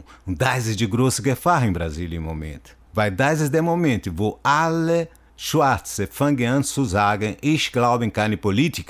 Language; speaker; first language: German; non-native, learner; Portuguese